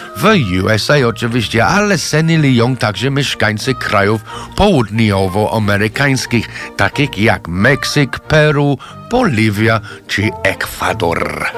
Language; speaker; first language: Polish; non-native, fluent; English